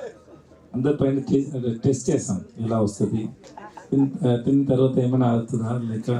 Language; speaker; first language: Telugu; non-native, learner; Tamil